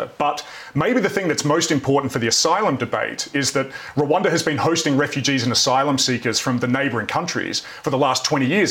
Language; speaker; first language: English; native; English